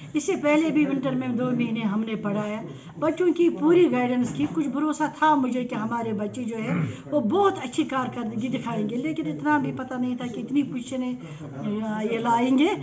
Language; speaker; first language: Hindi; non-native, local second language; Kashmiri